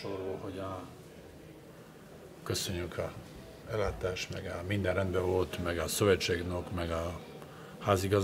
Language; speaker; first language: Hungarian; non-native, learner; Serbian